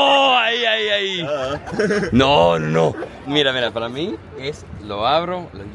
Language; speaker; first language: Spanish; early bilingual, heritage; Spanish